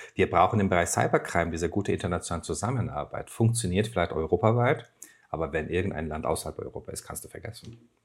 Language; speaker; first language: German; non-native, fluent; Turkish